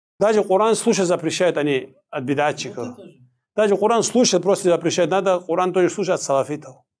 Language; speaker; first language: Russian; non-native, local second language; Kumyk